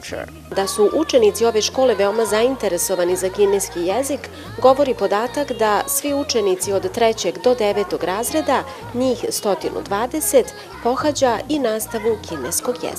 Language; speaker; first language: Bosnian; native; Bosnian